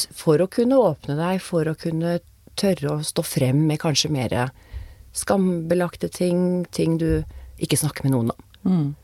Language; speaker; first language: Norwegian; native; Norwegian